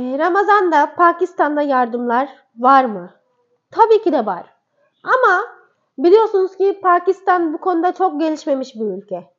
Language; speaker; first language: Turkish; native; Turkish